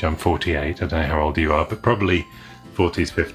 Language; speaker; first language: English; native; English